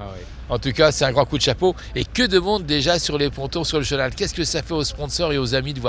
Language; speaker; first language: French; native; French